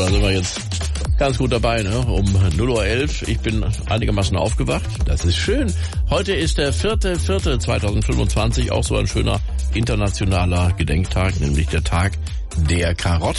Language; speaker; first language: German; native; German